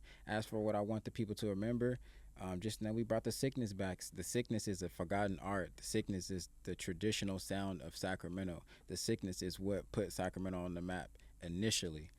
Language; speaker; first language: English; native; English